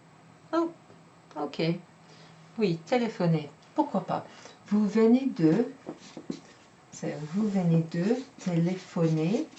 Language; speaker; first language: French; non-native, fluent; English